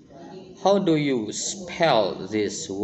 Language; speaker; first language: English; non-native, fluent; Indonesian